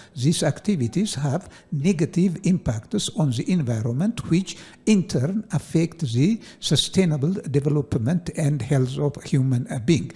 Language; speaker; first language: English; non-native, local second language; Amharic